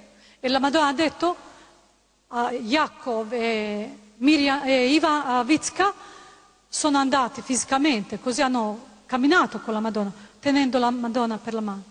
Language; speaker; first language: Italian; non-native, fluent; Croatian